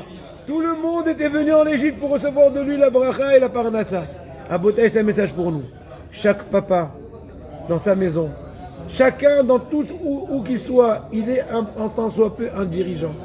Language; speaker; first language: French; native; French